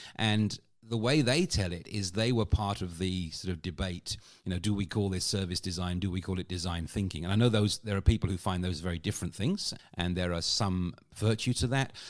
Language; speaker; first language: English; native; English